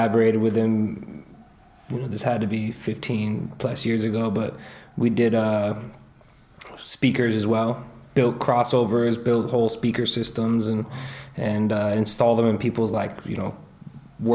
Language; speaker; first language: English; native; English